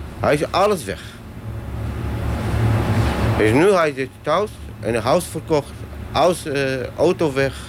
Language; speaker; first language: Dutch; non-native, learner; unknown